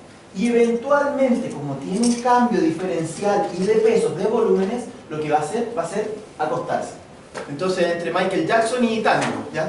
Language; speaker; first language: Spanish; native; Spanish